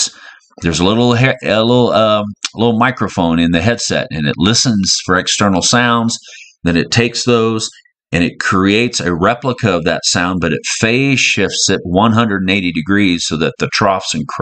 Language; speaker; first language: English; native; English